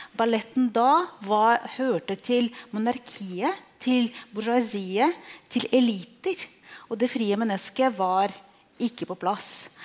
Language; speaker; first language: Norwegian; non-native, fluent; Russian